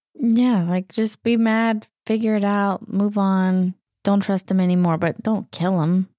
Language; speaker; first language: English; native; English